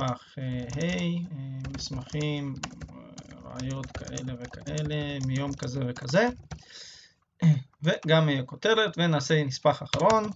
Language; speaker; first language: Hebrew; native; Hebrew